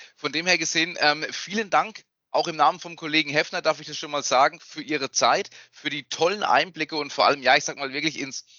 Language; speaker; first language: German; native; German